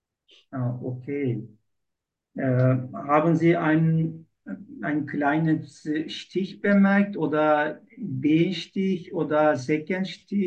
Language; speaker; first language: German; non-native, learner; Turkish